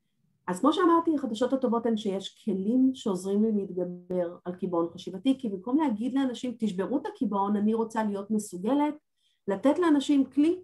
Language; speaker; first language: Hebrew; native; Hebrew